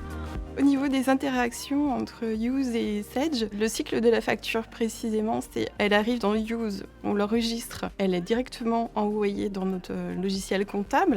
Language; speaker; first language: French; native; French